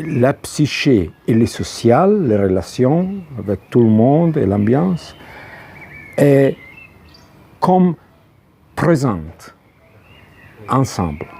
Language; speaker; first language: French; non-native, fluent; Italian